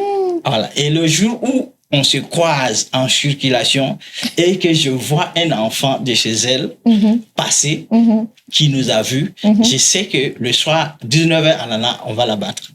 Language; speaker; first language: French; non-native, local second language; Mossi